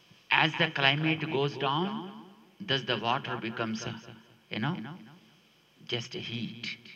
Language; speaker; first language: English; non-native, local second language; Telugu